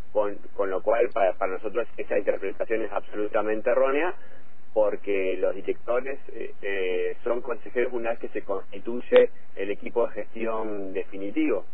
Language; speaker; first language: Spanish; native; Spanish